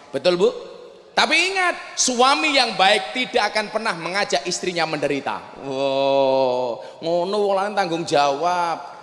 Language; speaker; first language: Indonesian; non-native, local second language; Javanese